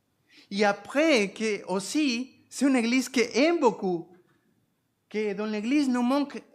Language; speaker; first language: French; non-native, fluent; Spanish